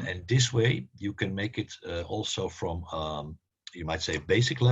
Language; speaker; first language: English; non-native, fluent; Dutch